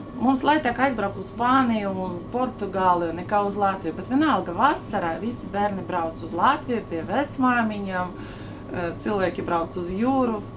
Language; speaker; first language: Latvian; non-native, local second language; Russian